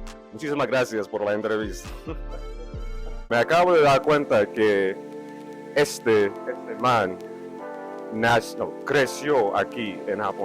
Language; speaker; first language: Spanish; non-native, fluent; English